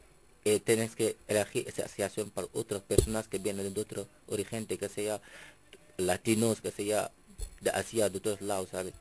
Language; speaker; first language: Spanish; non-native, fluent; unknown